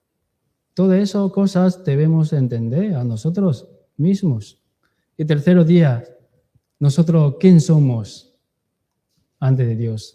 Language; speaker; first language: Spanish; non-native, learner; Chinese